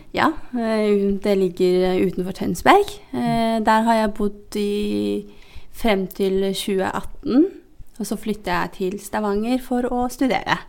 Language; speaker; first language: Norwegian; non-native, fluent; Hazaragi